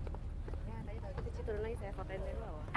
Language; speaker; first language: Indonesian; native; Indonesian